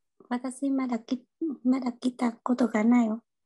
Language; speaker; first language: Japanese; non-native, learner; Vietnamese